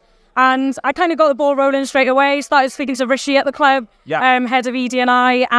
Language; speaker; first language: English; native; English